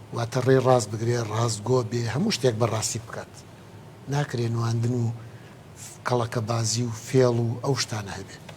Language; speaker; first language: Central Kurdish; non-native, local second language; Gurani